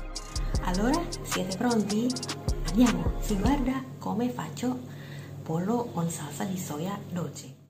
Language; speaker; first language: Italian; non-native, learner; Indonesian